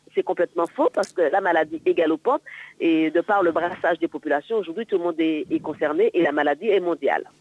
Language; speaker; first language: French; native; French